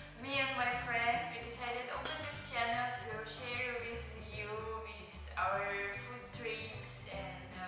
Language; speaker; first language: English; non-native, fluent; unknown